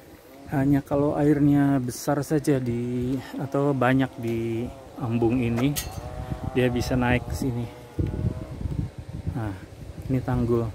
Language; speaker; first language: Indonesian; native; Indonesian